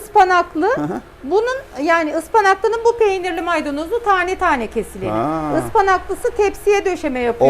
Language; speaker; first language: Turkish; native; Turkish